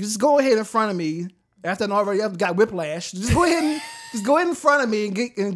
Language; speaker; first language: English; native; English